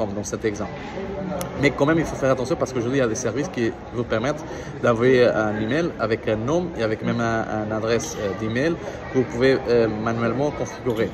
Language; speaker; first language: French; non-native, learner; Portuguese